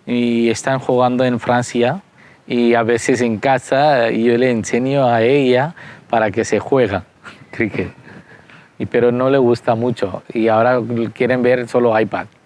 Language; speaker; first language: Spanish; non-native, fluent; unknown